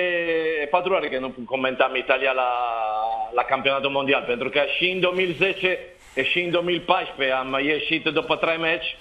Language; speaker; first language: Romanian; non-native, learner; Italian